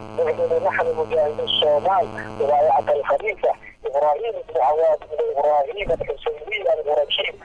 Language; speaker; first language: Arabic; non-native, local second language; Somali